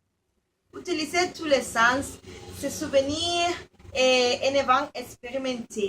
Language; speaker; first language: French; non-native, learner; Spanish